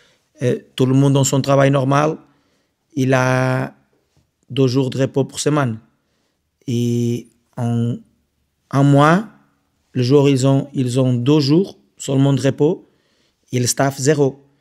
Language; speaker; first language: French; non-native, fluent; Portuguese